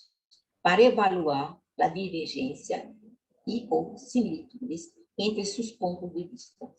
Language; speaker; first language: Spanish; non-native, learner; Portuguese